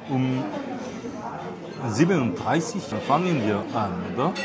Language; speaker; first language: German; non-native, fluent; Korean